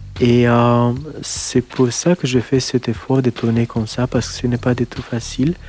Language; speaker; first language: French; non-native, fluent; Romanian